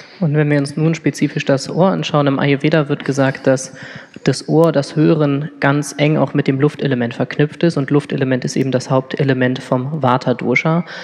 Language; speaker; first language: German; native; German